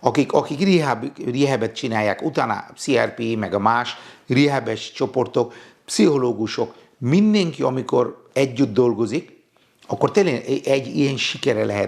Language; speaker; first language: Hungarian; non-native, fluent; Bangla